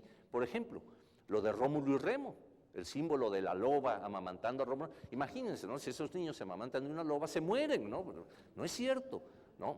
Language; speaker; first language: Spanish; native; Spanish